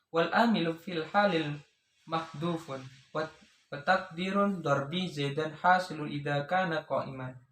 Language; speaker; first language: Arabic; non-native, learner; Indonesian